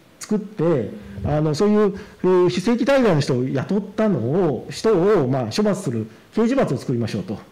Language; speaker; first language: Japanese; native; Japanese